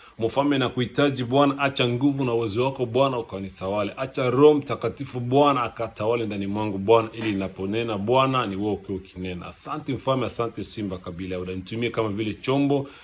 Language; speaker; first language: Swahili; native; Swahili